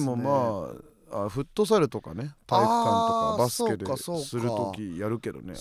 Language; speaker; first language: Japanese; native; Japanese